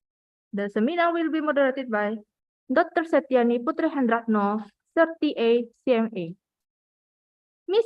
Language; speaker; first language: English; non-native, fluent; Indonesian